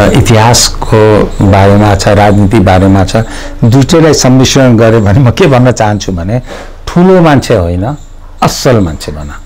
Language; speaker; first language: Nepali; native; Nepali